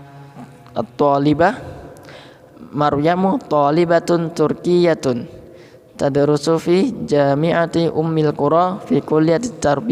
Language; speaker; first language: Arabic; non-native, fluent; Indonesian